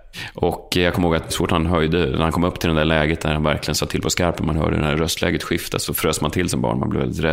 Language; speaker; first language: Swedish; native; Swedish